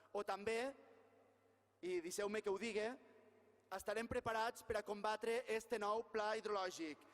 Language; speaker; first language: Catalan; native; Catalan